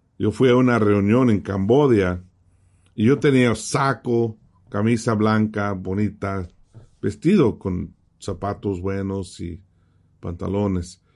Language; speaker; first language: Spanish; early bilingual, heritage; Spanish